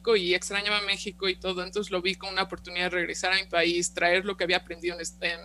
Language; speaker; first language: Spanish; native; Spanish